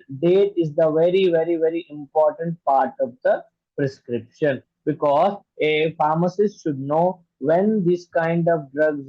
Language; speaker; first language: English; non-native, local second language; Telugu